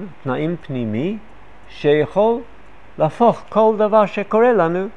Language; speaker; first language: Hebrew; non-native, fluent; English